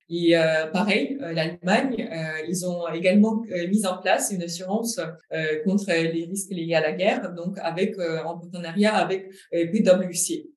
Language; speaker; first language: French; non-native, fluent; Ukrainian